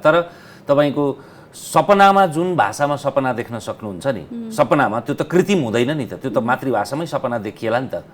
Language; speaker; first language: Nepali; native; Nepali